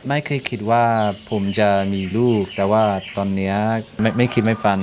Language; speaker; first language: Thai; non-native, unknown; English